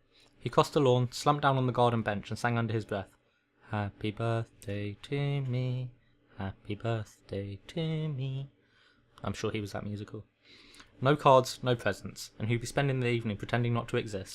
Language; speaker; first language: English; native; English